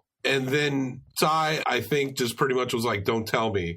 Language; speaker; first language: English; native; English